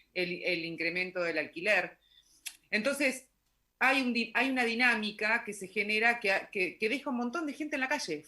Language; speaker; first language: Spanish; native; Spanish